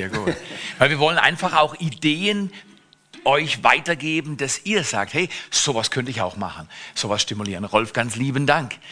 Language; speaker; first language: German; native; German